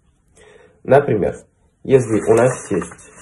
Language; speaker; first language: Russian; non-native, fluent; Italian